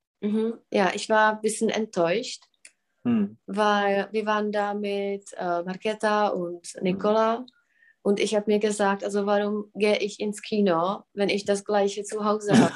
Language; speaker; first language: German; non-native, fluent; Czech